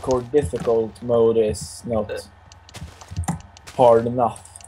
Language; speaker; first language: English; non-native, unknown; Swedish